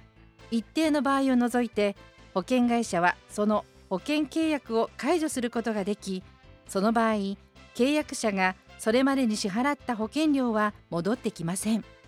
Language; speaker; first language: Japanese; native; Japanese